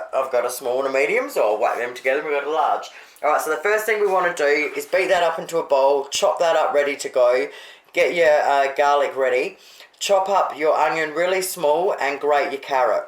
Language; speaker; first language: English; native; English